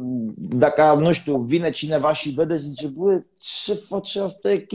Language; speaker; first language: Romanian; non-native, learner; Polish